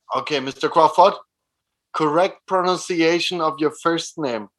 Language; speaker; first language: English; non-native, fluent; German